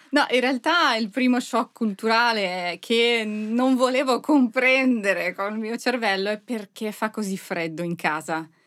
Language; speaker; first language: Italian; non-native, fluent; Russian